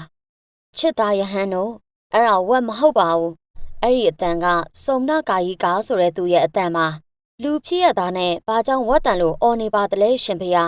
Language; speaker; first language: Burmese; native; Burmese